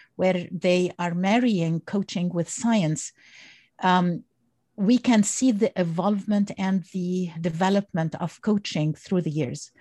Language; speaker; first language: English; non-native, fluent; Arabic